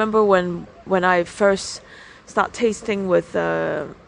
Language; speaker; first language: English; non-native, local second language; Cantonese